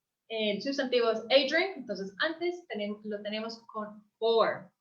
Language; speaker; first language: Spanish; early bilingual, heritage; English